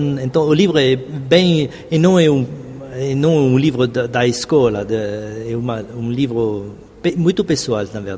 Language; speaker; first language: Portuguese; non-native, fluent; French